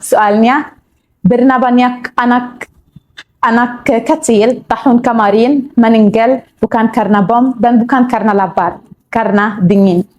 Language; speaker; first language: Indonesian; non-native, learner; Arabic